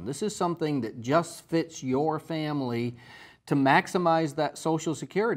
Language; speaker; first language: English; native; English